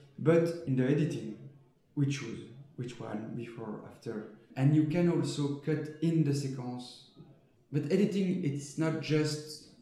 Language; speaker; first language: English; non-native, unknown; French